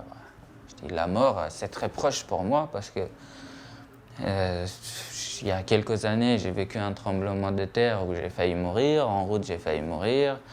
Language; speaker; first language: French; non-native, fluent; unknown